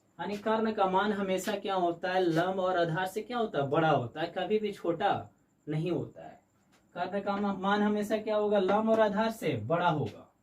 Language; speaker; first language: Hindi; native; Hindi